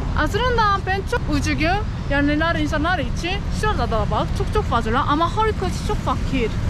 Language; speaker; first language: Turkish; non-native, learner; Spanish